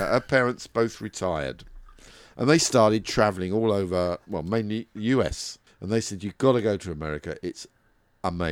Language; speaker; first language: English; native; English